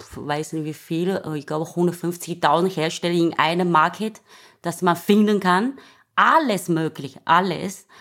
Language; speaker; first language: German; non-native, learner; Chinese